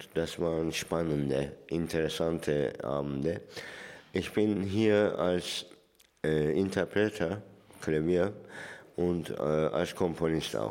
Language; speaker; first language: German; non-native, fluent; Turkish